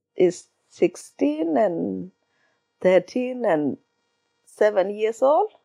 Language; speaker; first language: English; non-native, learner; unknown